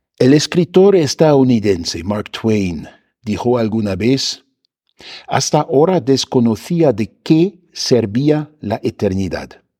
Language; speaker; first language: Spanish; non-native, fluent; German